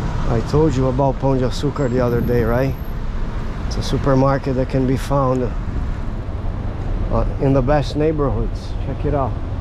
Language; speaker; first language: English; non-native, fluent; Portuguese